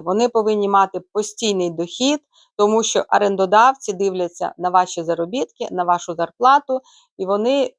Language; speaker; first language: Ukrainian; native; Ukrainian